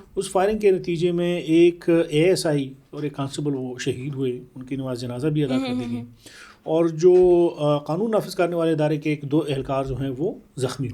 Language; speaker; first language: Urdu; non-native, local second language; Pashto